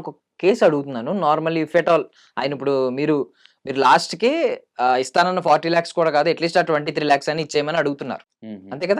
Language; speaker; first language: Telugu; native; Telugu